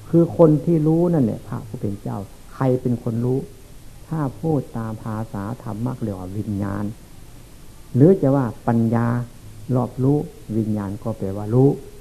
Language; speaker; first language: Thai; non-native, local second language; Lao